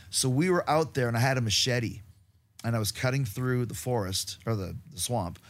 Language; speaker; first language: English; native; English